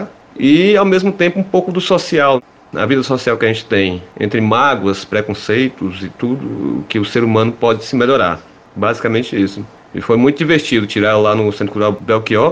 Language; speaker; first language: Portuguese; native; Portuguese